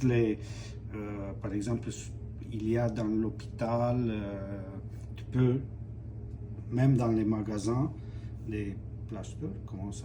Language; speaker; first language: French; non-native, fluent; Romanian